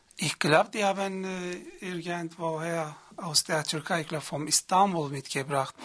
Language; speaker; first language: German; non-native, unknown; Turkish